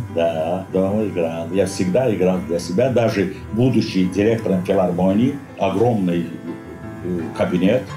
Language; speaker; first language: Russian; non-native, local second language; Azerbaijani